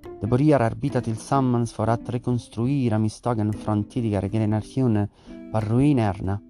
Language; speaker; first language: Swedish; non-native, learner; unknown